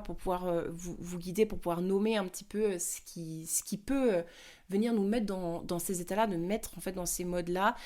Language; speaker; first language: French; native; French